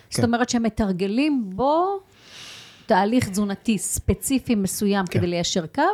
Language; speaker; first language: Hebrew; non-native, fluent; Russian